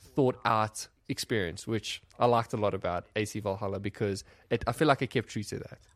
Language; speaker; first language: English; early bilingual, other home language; Lithuanian